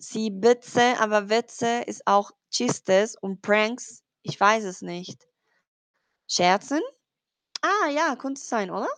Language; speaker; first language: German; non-native, fluent; Spanish